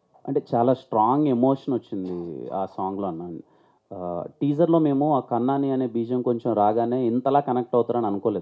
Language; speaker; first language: Telugu; native; Telugu